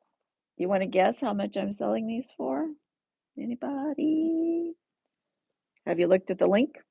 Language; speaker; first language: English; native; English